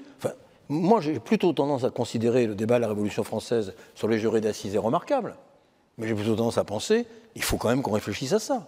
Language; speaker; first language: French; native; French